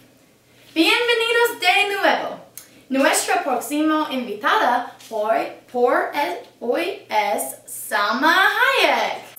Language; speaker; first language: Spanish; non-native, learner; English